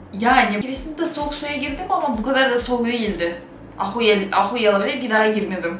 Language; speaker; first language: Turkish; non-native, fluent; Russian